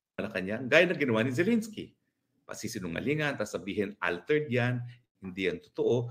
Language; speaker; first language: Filipino; native; Filipino